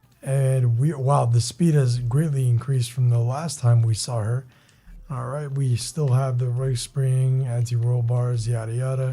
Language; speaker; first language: English; native; English